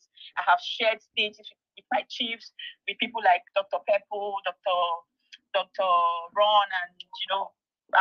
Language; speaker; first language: English; non-native, local second language; Igbo